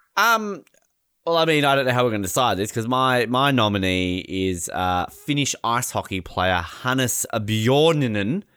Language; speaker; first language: English; native; English